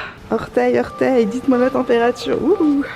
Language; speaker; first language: French; native; French